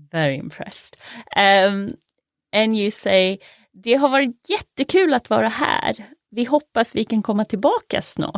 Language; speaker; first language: Swedish; native; Swedish